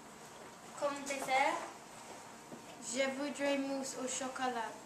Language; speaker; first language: French; non-native, learner; English